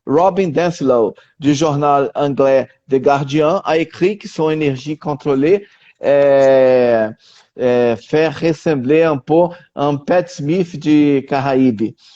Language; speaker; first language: French; non-native, learner; Portuguese